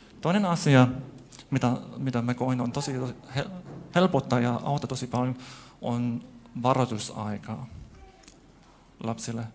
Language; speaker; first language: Finnish; non-native, fluent; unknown